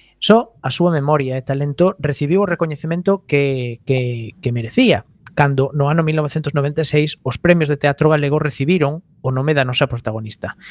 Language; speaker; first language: Galician; native; Galician